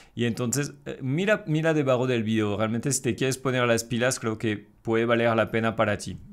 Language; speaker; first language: Spanish; non-native, fluent; French